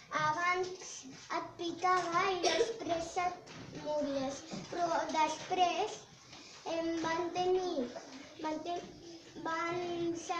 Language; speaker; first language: Catalan; non-native, local second language; Spanish